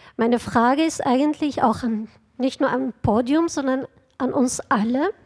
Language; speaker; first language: German; non-native, fluent; Kurdish